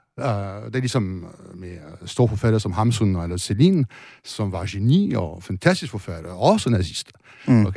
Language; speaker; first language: Danish; non-native, fluent; French